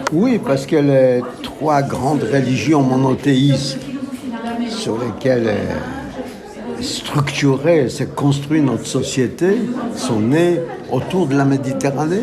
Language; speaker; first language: French; non-native, fluent; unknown